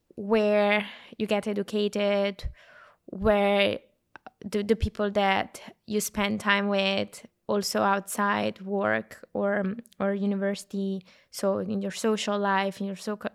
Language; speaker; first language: English; non-native, fluent; Italian